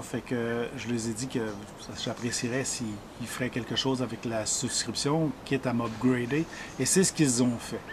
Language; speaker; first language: French; native; French